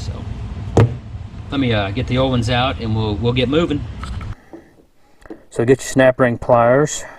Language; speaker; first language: English; native; English